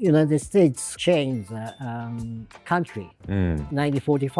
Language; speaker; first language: English; non-native, learner; Japanese